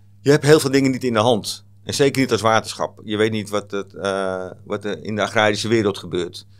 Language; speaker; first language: Dutch; native; Dutch